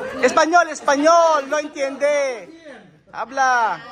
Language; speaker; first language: Spanish; non-native, learner; Filipino